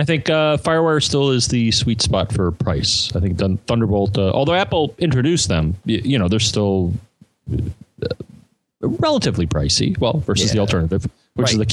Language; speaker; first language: English; native; English